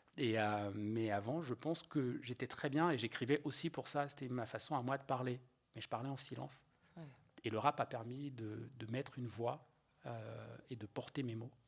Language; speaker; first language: French; native; French